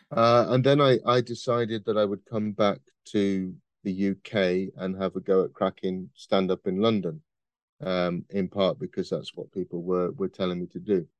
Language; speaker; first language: English; native; English